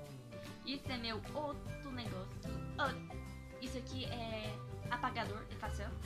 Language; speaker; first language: Portuguese; early bilingual, heritage; Portuguese